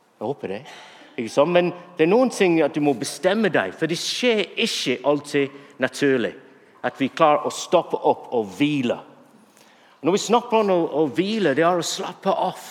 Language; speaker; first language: Norwegian; non-native, fluent; English